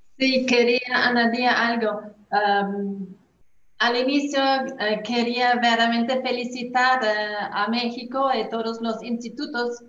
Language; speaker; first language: Spanish; non-native, fluent; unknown